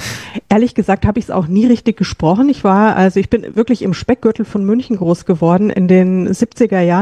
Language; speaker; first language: German; native; German